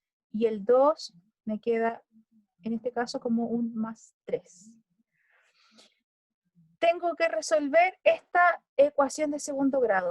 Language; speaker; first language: Spanish; native; Spanish